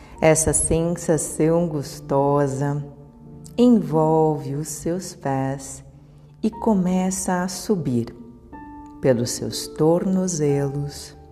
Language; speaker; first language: Portuguese; native; Portuguese